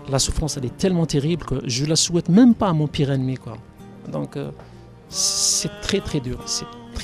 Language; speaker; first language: French; non-native, local second language; Arabic